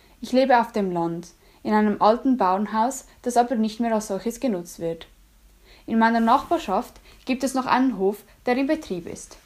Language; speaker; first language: German; native; German